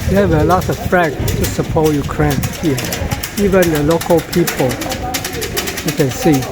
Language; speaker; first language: English; non-native, learner; Chinese